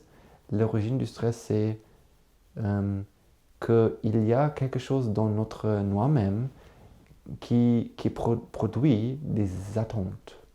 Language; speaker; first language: French; non-native, learner; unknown